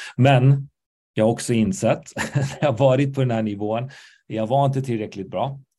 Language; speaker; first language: Swedish; early bilingual, other home language; Arabic